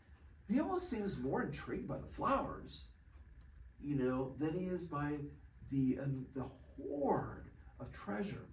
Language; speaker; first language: English; native; English